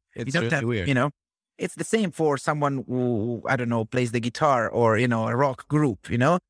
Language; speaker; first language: English; non-native, fluent; Italian